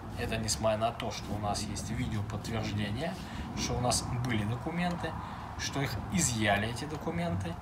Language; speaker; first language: Russian; native; Russian